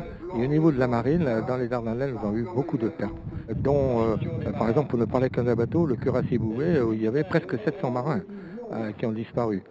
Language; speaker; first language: French; native; French